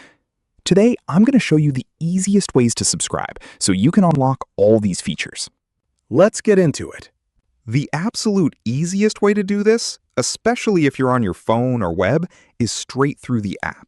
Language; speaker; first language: English; native; English